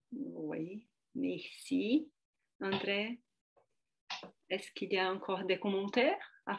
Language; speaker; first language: French; non-native, fluent; Portuguese